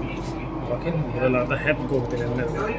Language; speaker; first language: Turkish; non-native, fluent; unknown